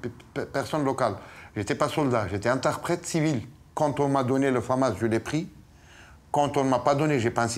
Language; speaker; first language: French; non-native, fluent; Persian